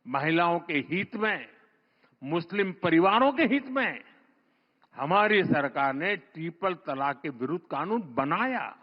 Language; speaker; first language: Hindi; non-native, local second language; Gujarati